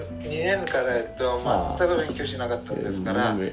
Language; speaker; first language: Japanese; non-native, learner; Bangla